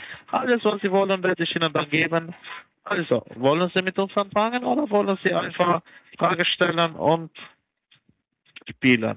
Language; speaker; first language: German; non-native, learner; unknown